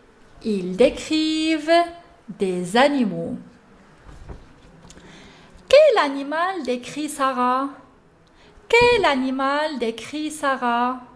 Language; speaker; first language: French; non-native, local second language; Arabic